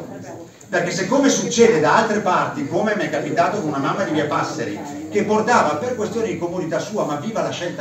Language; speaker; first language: Italian; native; Italian